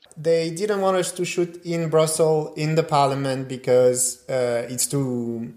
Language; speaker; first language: English; non-native, fluent; French